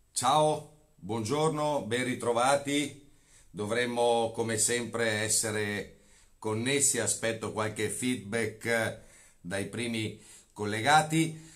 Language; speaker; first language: Italian; native; Italian